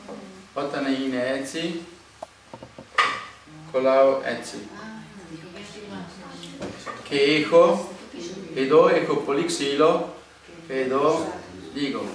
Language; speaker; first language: Greek; non-native, learner; Italian